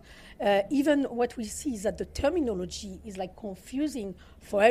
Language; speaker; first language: English; non-native, fluent; French